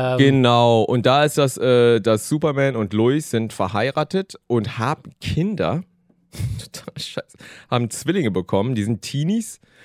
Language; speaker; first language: German; early bilingual, other home language; Korean